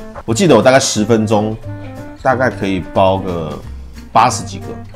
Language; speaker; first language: Chinese; native; Chinese